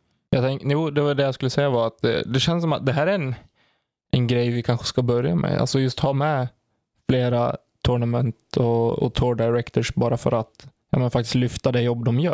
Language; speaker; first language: Swedish; native; Swedish